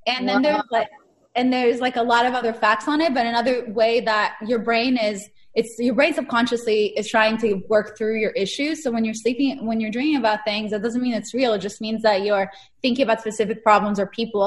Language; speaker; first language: English; non-native, fluent; Hebrew